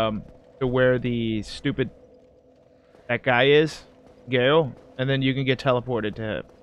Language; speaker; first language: English; native; English